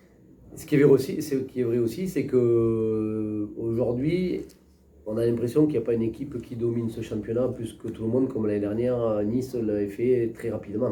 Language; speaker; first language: French; native; French